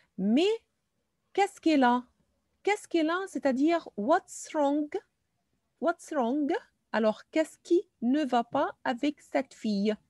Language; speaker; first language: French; non-native, fluent; Arabic